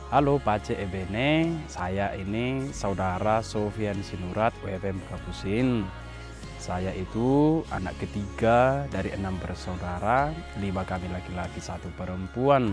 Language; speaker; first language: Indonesian; native; Indonesian